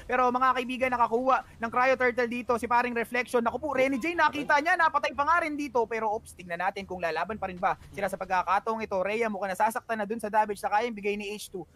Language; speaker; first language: Filipino; native; Filipino